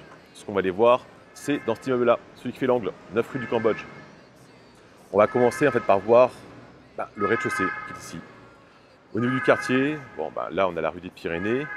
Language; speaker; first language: French; native; French